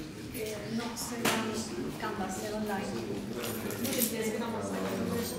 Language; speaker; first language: French; native; French